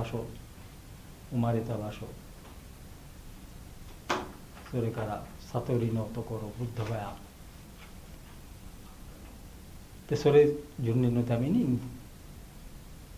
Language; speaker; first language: Japanese; non-native, fluent; Bangla